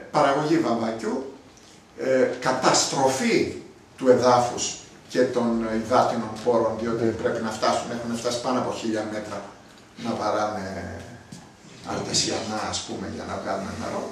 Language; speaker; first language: Greek; native; Greek